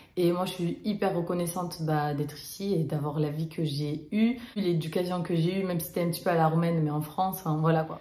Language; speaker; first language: French; early bilingual, other home language; Romanian